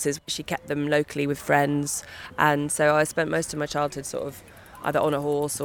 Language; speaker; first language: English; native; English